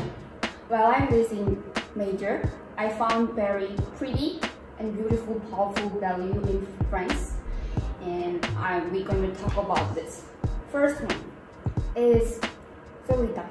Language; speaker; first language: English; non-native, learner; Korean